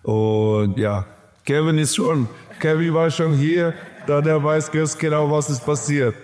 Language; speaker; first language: German; non-native, learner; Portuguese